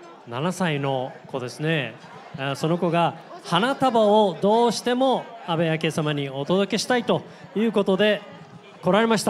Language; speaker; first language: Japanese; native; Japanese